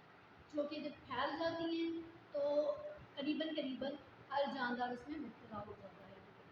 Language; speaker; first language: Urdu; native; Urdu